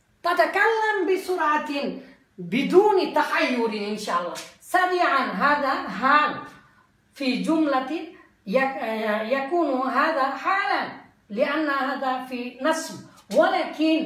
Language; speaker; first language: Arabic; non-native, fluent; Bangla